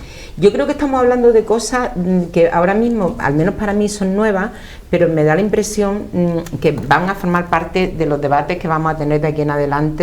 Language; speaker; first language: Spanish; native; Spanish